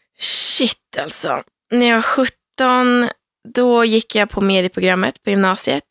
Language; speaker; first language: Swedish; native; Swedish